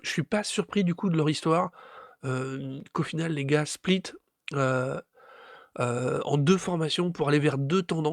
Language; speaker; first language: French; native; French